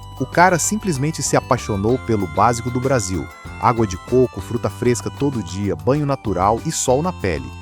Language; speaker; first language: Portuguese; native; Portuguese